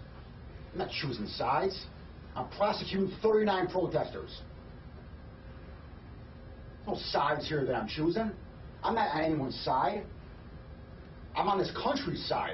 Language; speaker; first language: English; native; English